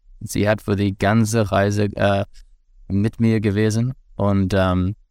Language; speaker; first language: German; non-native, learner; English